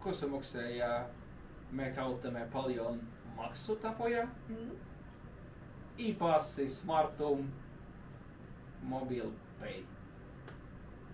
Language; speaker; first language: Finnish; non-native, learner; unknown